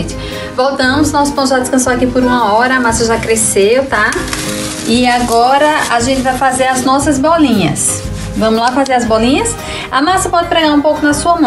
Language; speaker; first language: Portuguese; native; Portuguese